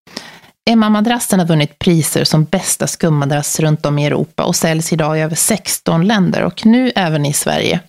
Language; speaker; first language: Swedish; native; Swedish